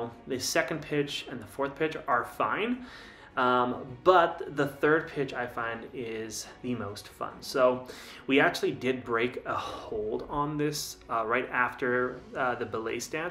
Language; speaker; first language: English; native; English